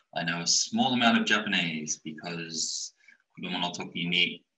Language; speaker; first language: English; native; English